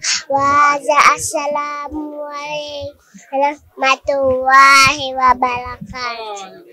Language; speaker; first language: Arabic; non-native, learner; Swahili